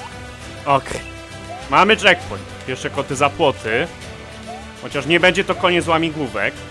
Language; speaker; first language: Polish; native; Polish